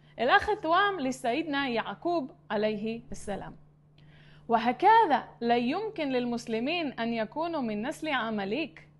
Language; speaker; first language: Arabic; non-native, fluent; Hebrew